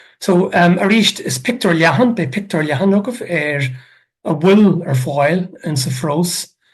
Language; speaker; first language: Irish; native; Irish